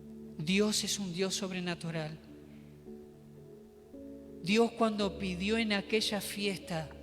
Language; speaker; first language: Spanish; native; Spanish